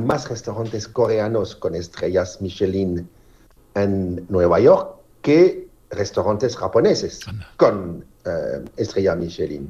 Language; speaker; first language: Spanish; non-native, fluent; French